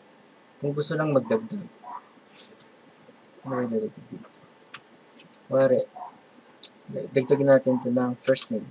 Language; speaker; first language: Filipino; native; Filipino